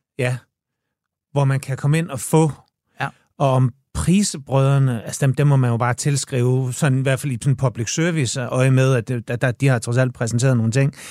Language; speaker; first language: Danish; native; Danish